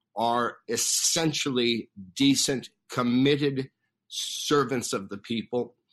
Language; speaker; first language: English; native; English